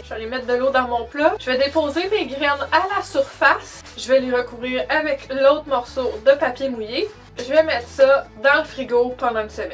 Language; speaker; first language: French; native; French